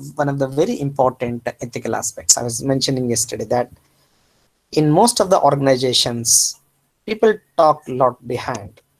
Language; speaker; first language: English; non-native, local second language; Kannada